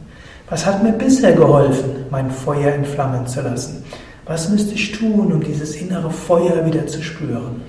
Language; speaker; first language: German; native; German